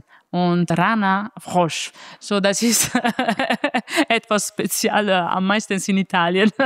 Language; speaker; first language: German; non-native, fluent; Italian